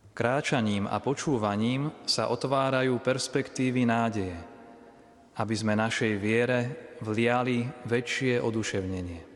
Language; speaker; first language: Slovak; non-native, learner; Italian